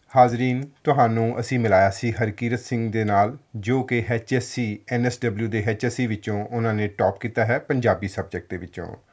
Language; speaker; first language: Punjabi; native; Punjabi